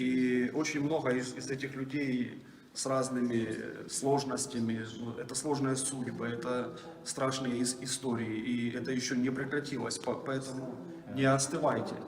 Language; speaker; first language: Russian; native; Russian